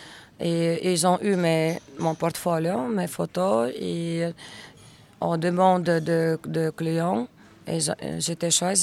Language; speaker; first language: French; non-native, fluent; Russian